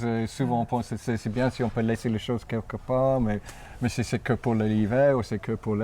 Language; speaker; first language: French; non-native, fluent; English